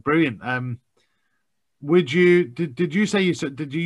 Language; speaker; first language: English; native; English